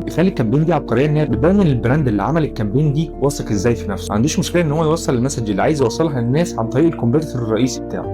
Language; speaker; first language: Arabic; native; Arabic